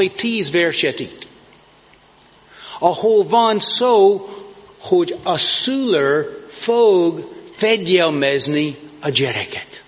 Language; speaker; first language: Hungarian; non-native, learner; English